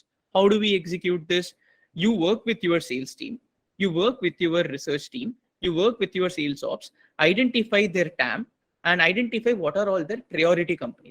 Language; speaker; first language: English; non-native, local second language; Tamil